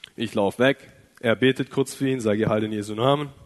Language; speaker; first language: German; native; German